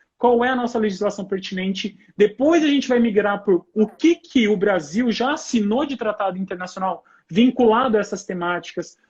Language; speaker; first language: Portuguese; native; Portuguese